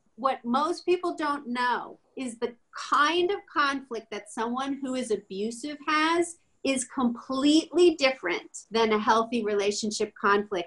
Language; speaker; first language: English; native; English